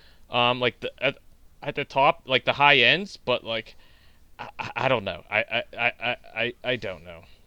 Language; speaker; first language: English; native; English